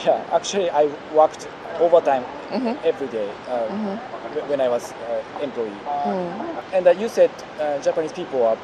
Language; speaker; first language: English; non-native, fluent; Japanese